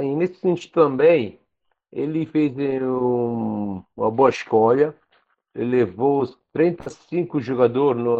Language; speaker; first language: Portuguese; non-native, fluent; Italian